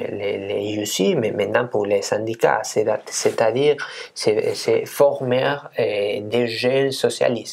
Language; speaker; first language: French; non-native, fluent; Spanish